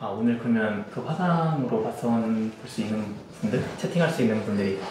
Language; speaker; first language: Korean; native; Korean